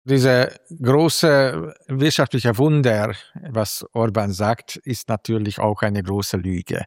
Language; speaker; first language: German; non-native, fluent; Hungarian